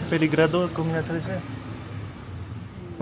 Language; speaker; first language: Spanish; non-native, learner; French